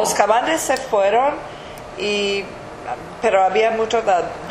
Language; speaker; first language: Spanish; early bilingual, heritage; English